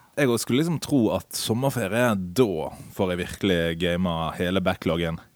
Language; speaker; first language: Norwegian; native; Norwegian